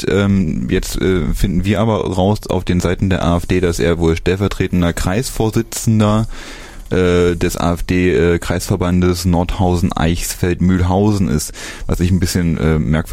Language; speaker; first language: German; native; German